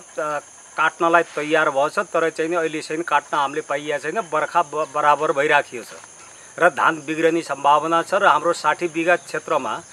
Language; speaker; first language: Nepali; native; Nepali